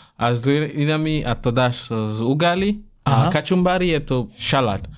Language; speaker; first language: Slovak; non-native, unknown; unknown